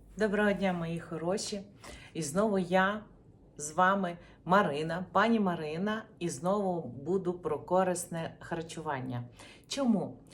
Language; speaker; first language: Ukrainian; native; Ukrainian